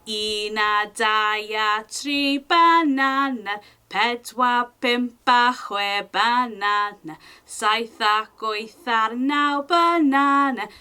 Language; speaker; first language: Welsh; non-native, local second language; English